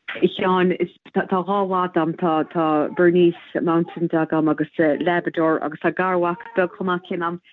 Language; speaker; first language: Irish; native; Irish